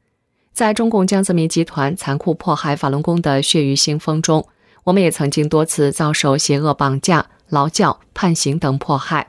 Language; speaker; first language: Chinese; native; Chinese